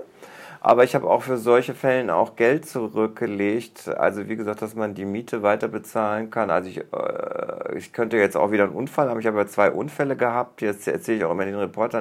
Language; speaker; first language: German; native; German